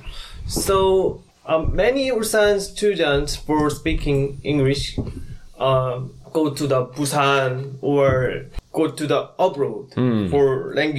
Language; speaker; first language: English; non-native, learner; Korean